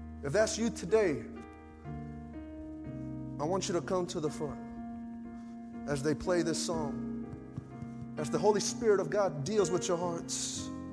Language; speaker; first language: English; early bilingual, other home language; Spanish